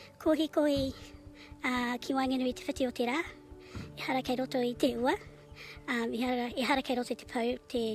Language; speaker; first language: Māori; native; Māori